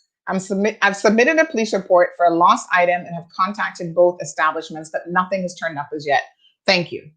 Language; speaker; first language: English; native; English